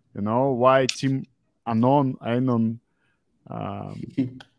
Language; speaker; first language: English; non-native, fluent; Russian